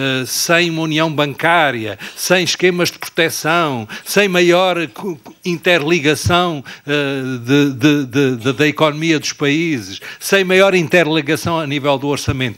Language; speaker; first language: Portuguese; non-native, fluent; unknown